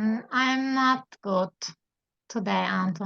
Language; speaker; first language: English; non-native, learner; Turkish